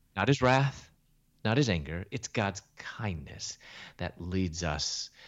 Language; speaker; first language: English; native; English